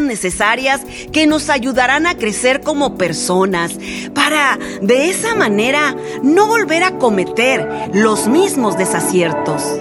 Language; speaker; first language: Spanish; native; Spanish